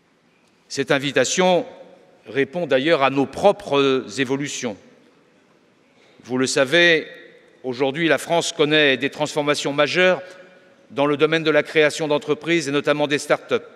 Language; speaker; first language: French; native; French